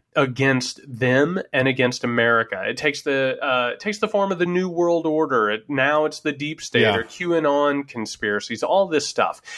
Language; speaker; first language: English; native; English